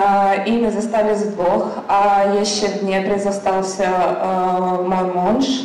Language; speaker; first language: Polish; non-native, learner; Ukrainian